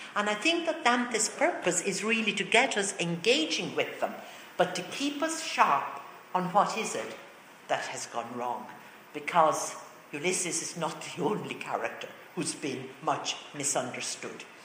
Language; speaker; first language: English; native; English